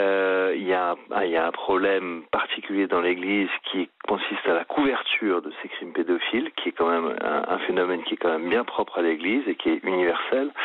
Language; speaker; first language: French; native; French